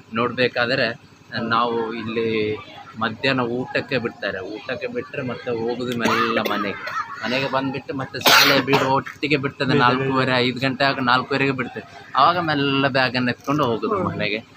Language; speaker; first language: Kannada; non-native, local second language; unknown